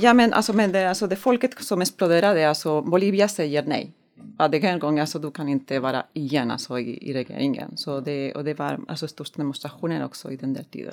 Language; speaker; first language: Swedish; non-native, learner; Spanish